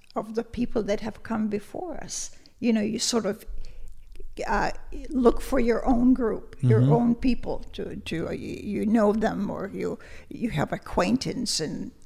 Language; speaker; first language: English; early bilingual, other home language; Lithuanian